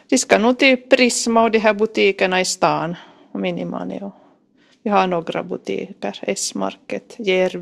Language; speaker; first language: Swedish; native; Swedish